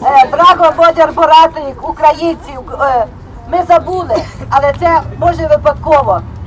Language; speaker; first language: Ukrainian; native; Ukrainian